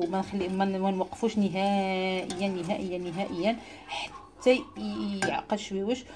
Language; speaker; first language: Arabic; native; Arabic